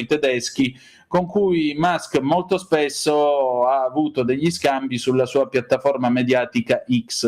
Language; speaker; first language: Italian; native; Italian